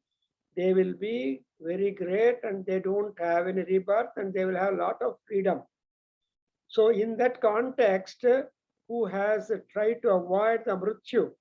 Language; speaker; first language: English; non-native, local second language; Telugu